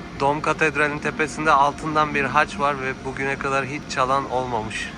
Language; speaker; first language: Turkish; native; Turkish